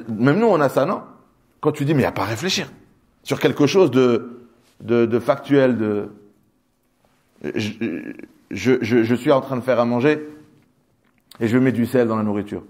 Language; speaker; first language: French; native; French